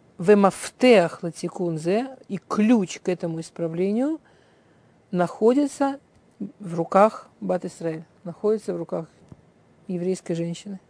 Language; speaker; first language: Russian; early bilingual, heritage; Russian